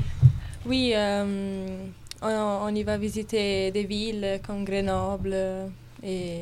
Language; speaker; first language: French; non-native, learner; Italian